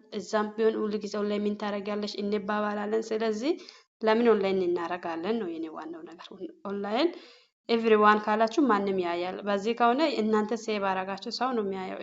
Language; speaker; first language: Amharic; non-native, local second language; Oromo